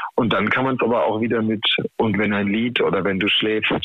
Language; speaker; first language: German; native; German